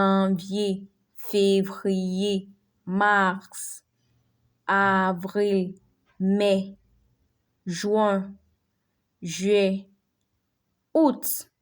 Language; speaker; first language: French; non-native, fluent; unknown